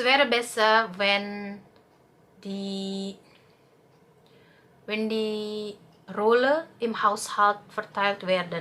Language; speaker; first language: German; non-native, fluent; Indonesian